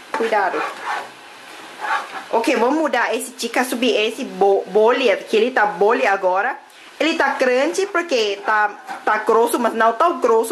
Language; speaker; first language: Portuguese; non-native, fluent; Thai